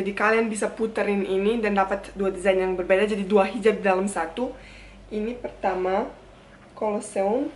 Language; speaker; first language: Indonesian; non-native, fluent; Bosnian